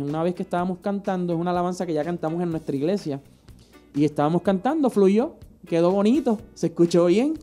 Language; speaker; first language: Spanish; native; Spanish